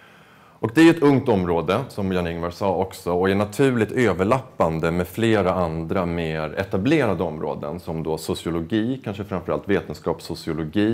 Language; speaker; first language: Swedish; native; Swedish